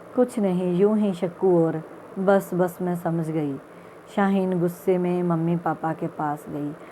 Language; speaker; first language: Hindi; non-native, local second language; Punjabi